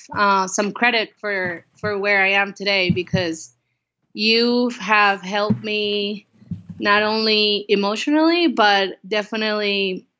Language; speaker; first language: English; early bilingual, other home language; Spanish